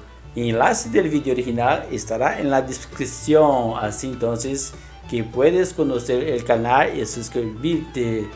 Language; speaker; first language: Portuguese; non-native, learner; Spanish